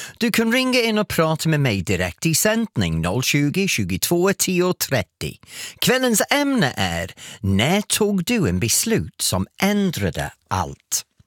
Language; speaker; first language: Swedish; non-native, fluent; English